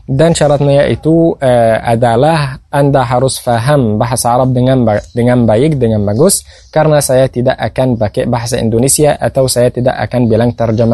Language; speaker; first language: Indonesian; non-native, fluent; Arabic